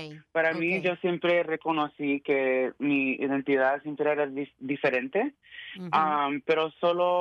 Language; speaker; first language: Spanish; early bilingual, heritage; Spanish